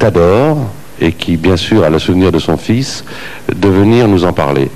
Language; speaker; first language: French; native; French